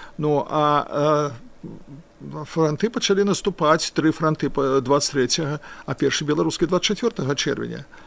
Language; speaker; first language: Belarusian; non-native, local second language; Russian